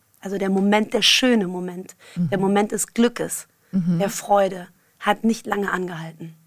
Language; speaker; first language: German; early bilingual, other home language; Persian